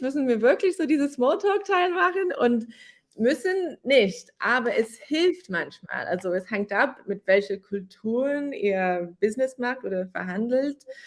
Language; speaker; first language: German; non-native, fluent; English